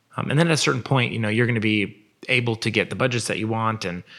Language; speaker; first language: English; native; English